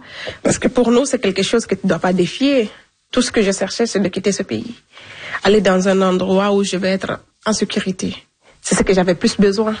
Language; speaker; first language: French; non-native, local second language; Fula